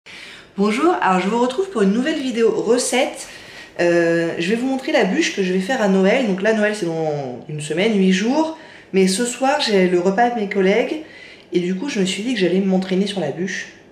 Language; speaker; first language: French; native; French